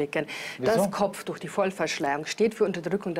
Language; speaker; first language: German; native; German